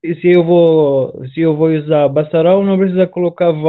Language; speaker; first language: Portuguese; non-native, learner; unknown